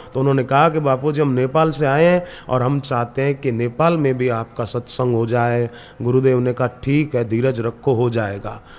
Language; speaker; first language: Hindi; native; Hindi